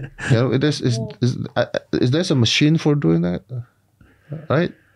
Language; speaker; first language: English; non-native, fluent; Indonesian